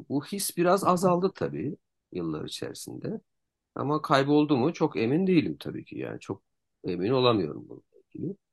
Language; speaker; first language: Turkish; native; Turkish